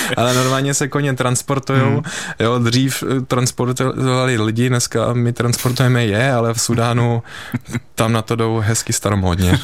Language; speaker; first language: Czech; early bilingual, heritage; Czech